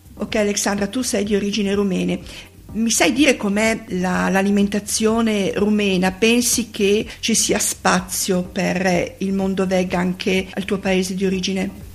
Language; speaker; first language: Italian; native; Italian